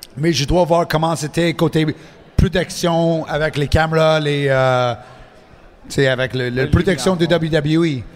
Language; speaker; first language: French; non-native, fluent; English